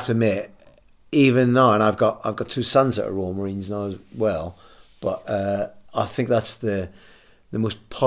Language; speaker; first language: English; native; English